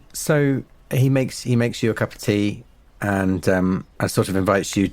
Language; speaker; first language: English; native; English